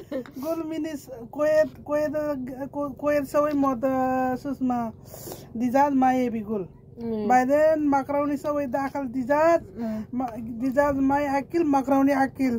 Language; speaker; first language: Arabic; non-native, learner; Nepali